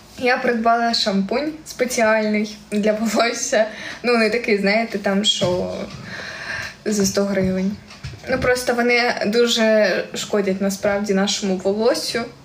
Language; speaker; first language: Ukrainian; native; Ukrainian